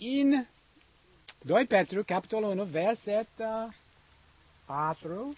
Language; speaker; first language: Romanian; non-native, learner; English